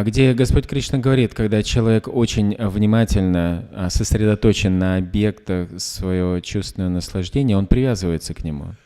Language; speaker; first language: Russian; native; Russian